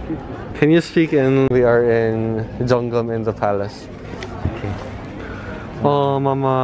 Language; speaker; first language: English; non-native, local second language; Filipino